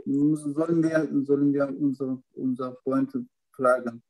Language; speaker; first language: German; non-native, learner; Turkish